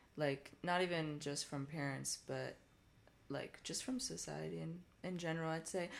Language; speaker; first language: English; native; English